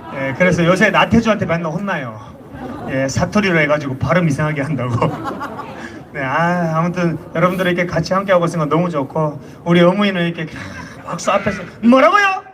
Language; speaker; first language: Korean; native; Korean